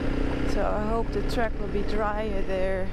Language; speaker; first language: English; non-native, fluent; Dutch